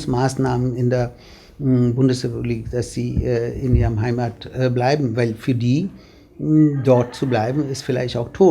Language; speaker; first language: German; non-native, fluent; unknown